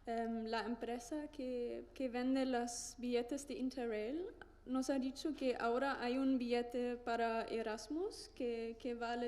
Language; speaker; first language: Spanish; non-native, learner; German